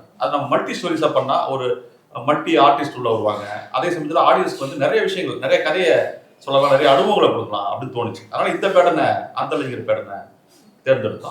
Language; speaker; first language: Tamil; native; Tamil